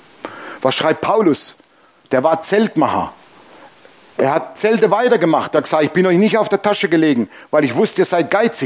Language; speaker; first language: German; native; German